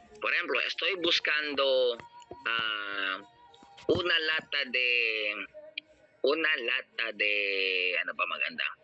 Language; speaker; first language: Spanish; non-native, learner; Filipino